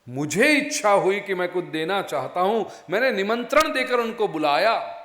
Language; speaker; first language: Hindi; non-native, local second language; Gujarati